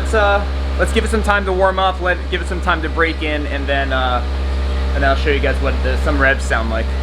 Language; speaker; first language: English; native; English